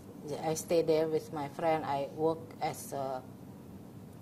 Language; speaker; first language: English; non-native, learner; Indonesian